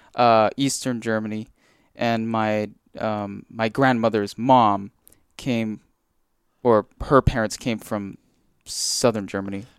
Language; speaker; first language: English; native; English